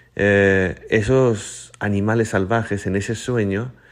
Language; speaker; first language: Spanish; native; Spanish